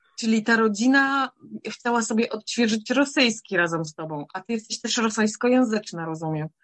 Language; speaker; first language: Polish; native; Polish